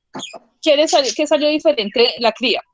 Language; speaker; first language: Spanish; native; Spanish